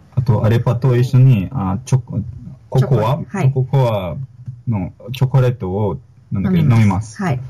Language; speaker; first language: Japanese; non-native, learner; Spanish